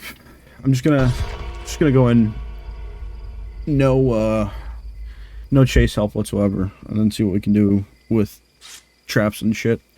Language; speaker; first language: English; native; English